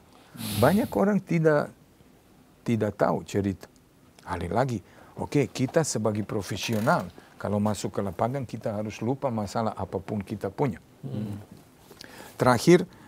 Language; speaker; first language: Indonesian; non-native, fluent; Serbian